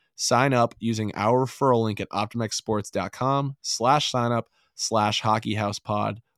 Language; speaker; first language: English; native; English